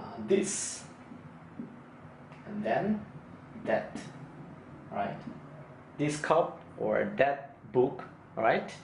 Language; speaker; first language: English; non-native, fluent; Korean